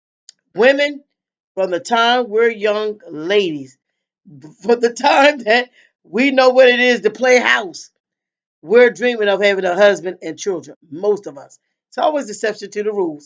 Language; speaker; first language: English; native; English